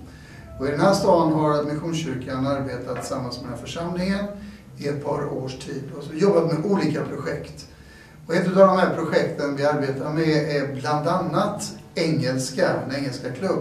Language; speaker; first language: Swedish; native; Swedish